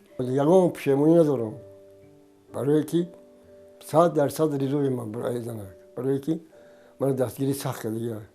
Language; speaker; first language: Tajik; native; Tajik